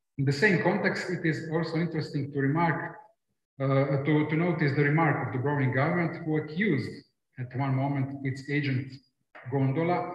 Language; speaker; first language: English; non-native, fluent; Croatian